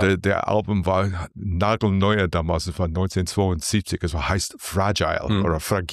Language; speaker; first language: German; non-native, learner; English